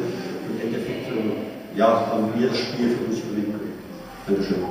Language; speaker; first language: German; native; German